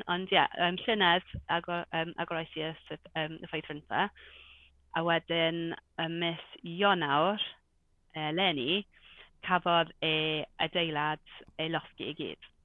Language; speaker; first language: Welsh; non-native, local second language; English